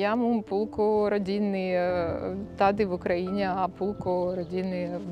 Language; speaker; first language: Czech; non-native, fluent; Ukrainian